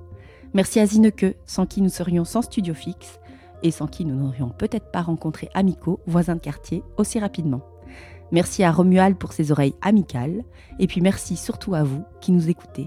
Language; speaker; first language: French; native; French